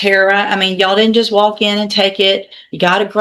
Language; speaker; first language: English; native; English